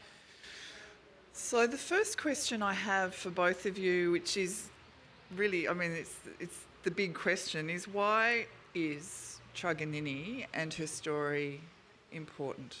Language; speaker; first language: English; native; English